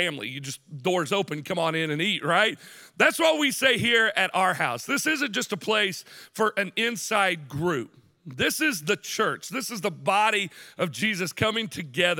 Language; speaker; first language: English; native; English